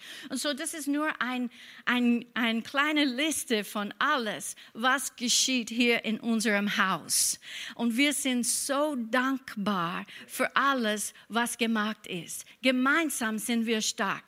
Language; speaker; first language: German; non-native, fluent; English